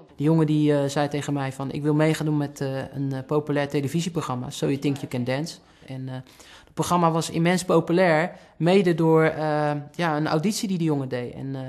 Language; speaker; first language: Dutch; native; Dutch